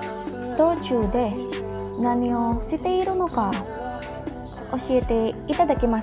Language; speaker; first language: Japanese; non-native, learner; Indonesian